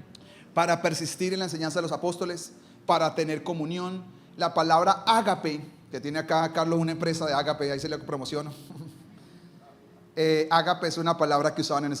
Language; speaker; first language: Spanish; native; Spanish